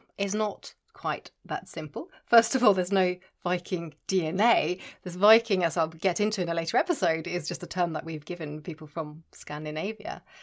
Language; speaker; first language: English; non-native, fluent; Norwegian